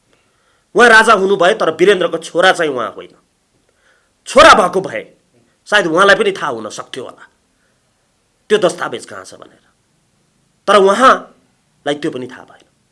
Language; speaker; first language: Nepali; native; Nepali